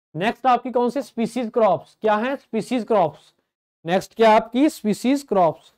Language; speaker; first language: Hindi; native; Hindi